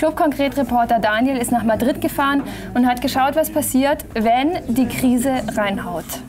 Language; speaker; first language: German; native; German